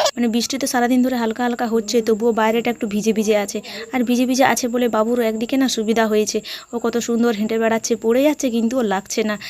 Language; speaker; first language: Bangla; non-native, local second language; Santali